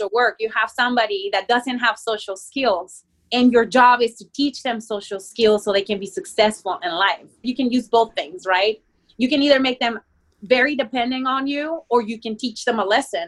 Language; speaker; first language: English; non-native, fluent; Spanish